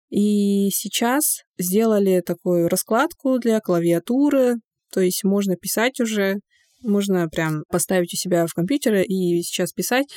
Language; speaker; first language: Russian; non-native, local second language; Yakut